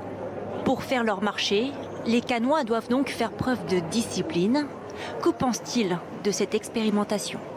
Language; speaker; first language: French; native; French